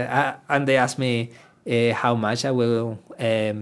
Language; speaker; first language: English; non-native, fluent; Spanish